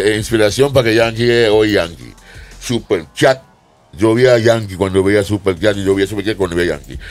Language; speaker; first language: Spanish; non-native, fluent; English